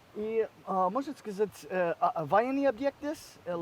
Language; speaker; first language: Russian; non-native, learner; English